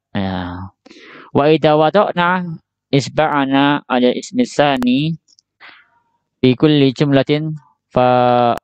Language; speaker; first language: Arabic; non-native, fluent; Indonesian